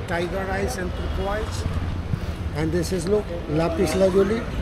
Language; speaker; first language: English; non-native, learner; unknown